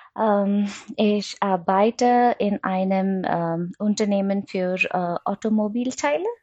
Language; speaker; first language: German; non-native, learner; Odia